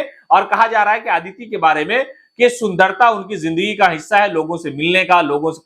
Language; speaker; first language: Hindi; native; Hindi